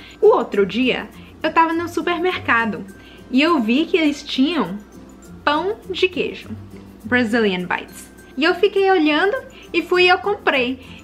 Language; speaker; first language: Portuguese; early bilingual, heritage; Portuguese